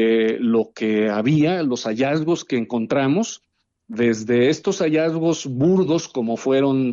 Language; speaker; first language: Spanish; native; Spanish